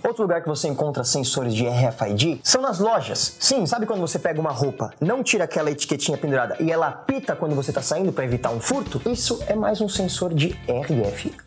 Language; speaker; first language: Portuguese; native; Portuguese